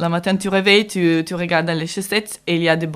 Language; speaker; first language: French; non-native, learner; Italian